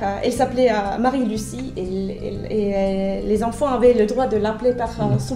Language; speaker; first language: French; non-native, fluent; Finnish